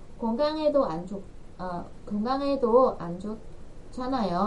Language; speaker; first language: Korean; non-native, fluent; Vietnamese